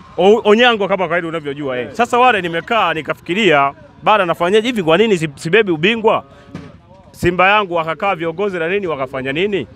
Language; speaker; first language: Swahili; native; Swahili